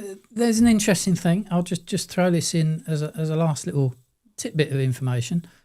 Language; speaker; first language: English; native; English